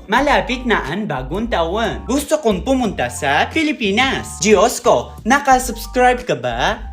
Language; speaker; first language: Filipino; non-native, learner; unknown